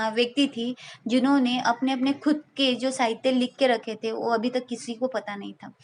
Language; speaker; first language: Hindi; non-native, local second language; Marathi